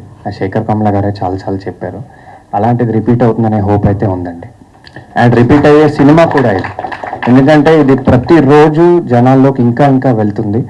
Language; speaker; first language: Telugu; native; Telugu